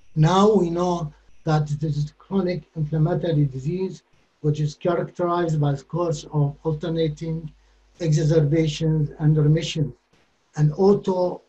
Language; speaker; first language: English; non-native, fluent; Arabic